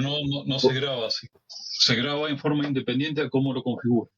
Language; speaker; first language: Spanish; native; Spanish